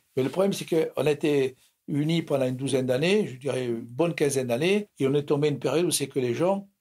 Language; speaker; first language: French; native; French